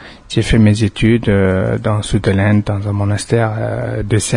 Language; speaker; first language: French; non-native, fluent; Tibetan